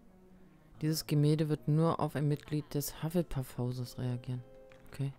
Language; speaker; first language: German; native; German